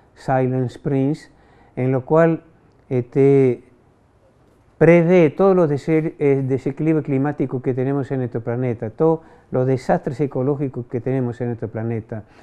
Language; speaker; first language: Spanish; non-native, fluent; French